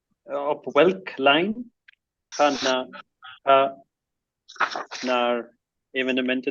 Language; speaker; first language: Dutch; non-native, learner; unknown